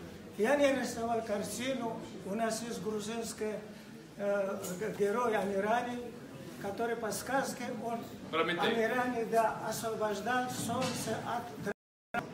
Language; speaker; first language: Russian; non-native, fluent; Georgian